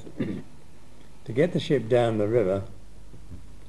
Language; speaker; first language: English; native; English